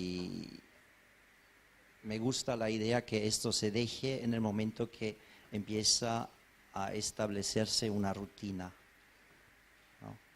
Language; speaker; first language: Spanish; non-native, fluent; German